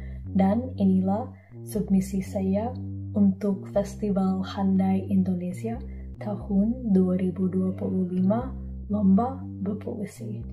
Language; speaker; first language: Indonesian; non-native, learner; English